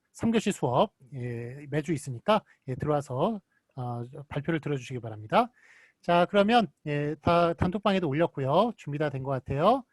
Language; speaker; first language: Korean; native; Korean